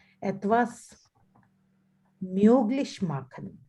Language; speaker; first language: German; non-native, fluent; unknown